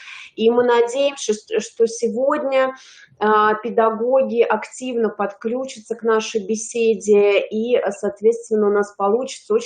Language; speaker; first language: Russian; native; Russian